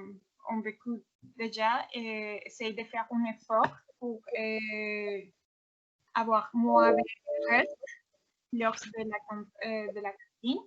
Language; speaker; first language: French; non-native, fluent; Spanish